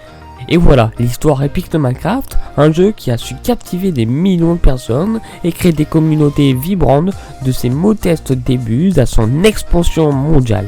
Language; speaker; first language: French; native; French